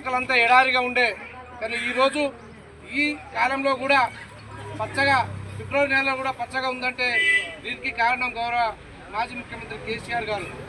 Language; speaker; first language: Telugu; non-native, local second language; Lambadi